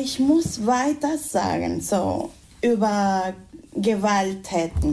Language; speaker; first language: German; non-native, fluent; Spanish